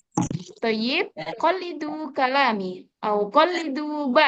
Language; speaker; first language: Arabic; non-native, fluent; Indonesian